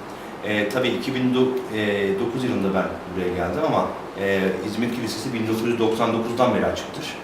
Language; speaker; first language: Turkish; native; Turkish